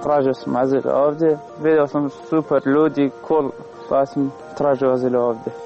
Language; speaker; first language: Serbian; non-native, learner; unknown